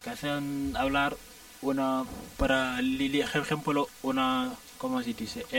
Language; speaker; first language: Spanish; non-native, learner; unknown